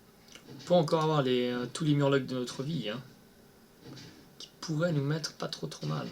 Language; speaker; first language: French; native; French